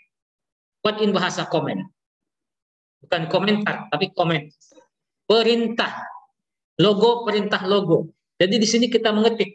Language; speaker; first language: Indonesian; non-native, learner; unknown